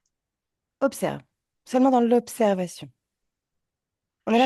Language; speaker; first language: French; native; French